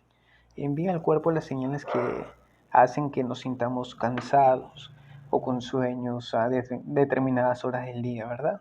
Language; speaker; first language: Spanish; native; Spanish